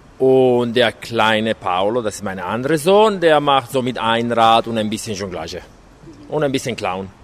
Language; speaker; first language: German; non-native, learner; Italian